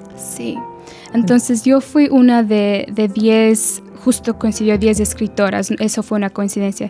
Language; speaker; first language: Spanish; early bilingual, heritage; Spanish